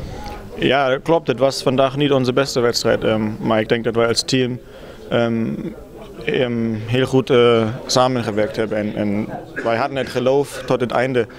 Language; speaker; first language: Dutch; non-native, fluent; German